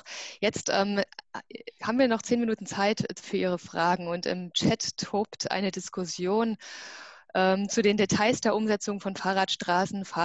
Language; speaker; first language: German; native; German